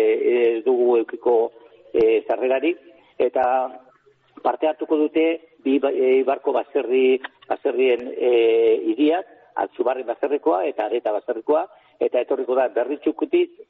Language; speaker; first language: Basque; native; Basque